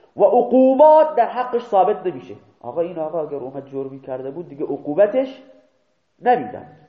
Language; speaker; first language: Persian; non-native, local second language; Baluchi